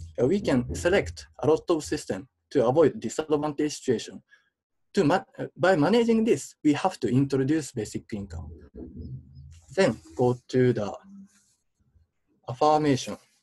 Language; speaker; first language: English; non-native, fluent; Japanese